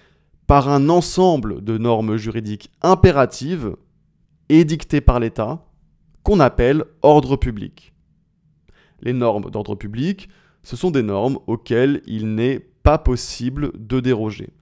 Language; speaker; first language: French; native; French